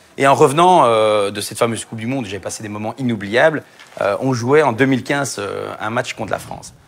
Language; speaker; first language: French; native; French